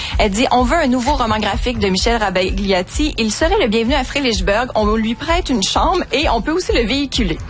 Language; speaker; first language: French; native; French